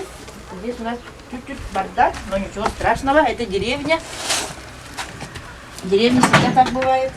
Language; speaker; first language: Russian; non-native, local second language; Yakut